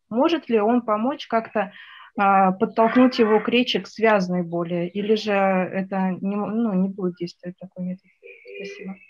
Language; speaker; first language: Russian; native; Russian